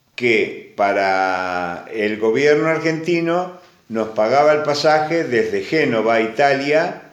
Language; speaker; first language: Spanish; early bilingual, other home language; Greek